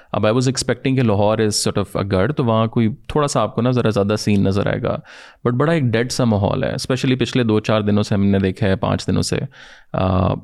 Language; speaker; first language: Urdu; native; Urdu